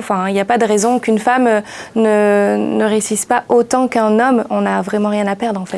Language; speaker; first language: French; native; French